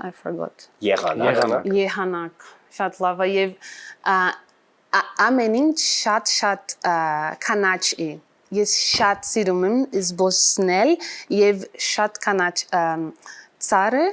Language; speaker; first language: Armenian; non-native, learner; Portuguese